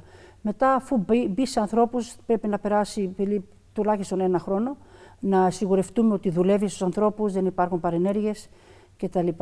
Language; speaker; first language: Greek; early bilingual, other home language; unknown